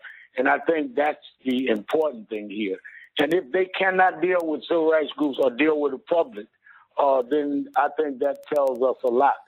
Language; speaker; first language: English; native; English